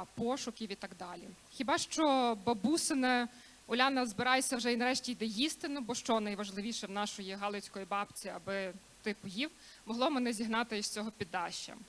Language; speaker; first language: Ukrainian; native; Ukrainian